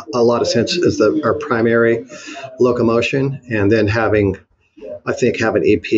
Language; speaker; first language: English; native; English